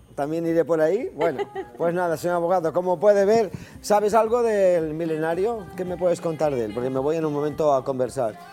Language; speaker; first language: Spanish; native; Spanish